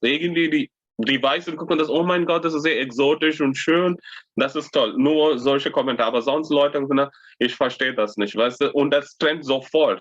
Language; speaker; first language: German; non-native, fluent; Tamil